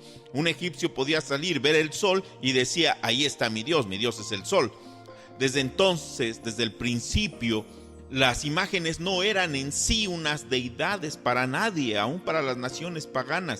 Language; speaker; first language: Spanish; native; Spanish